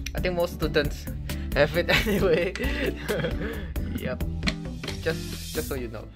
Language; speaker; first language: English; non-native, fluent; Indonesian